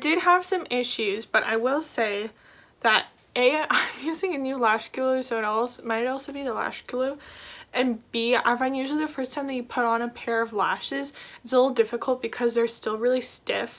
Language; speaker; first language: English; native; English